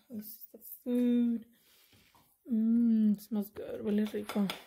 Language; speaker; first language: English; early bilingual, other home language; Spanish